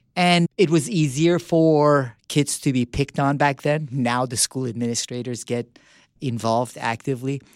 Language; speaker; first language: English; early bilingual, other home language; Persian